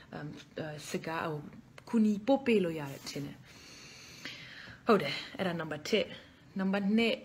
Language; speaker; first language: Burmese; non-native, fluent; Dutch